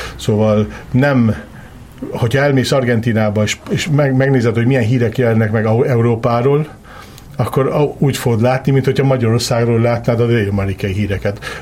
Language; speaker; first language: Hungarian; early bilingual, heritage; Hungarian